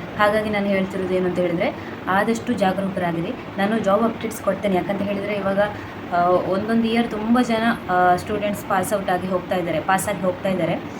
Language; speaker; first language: Kannada; non-native, local second language; Tulu